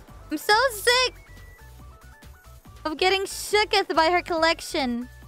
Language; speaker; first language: English; non-native, fluent; Indonesian